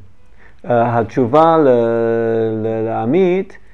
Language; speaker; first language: Hebrew; non-native, learner; English